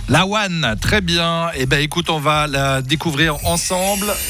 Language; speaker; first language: French; native; French